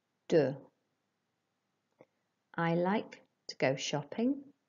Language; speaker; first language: English; native; English